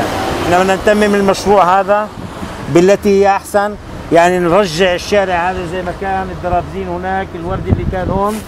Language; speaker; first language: Arabic; native; Arabic